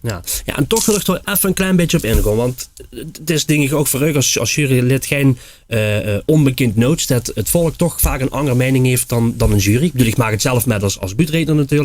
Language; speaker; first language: Dutch; native; Dutch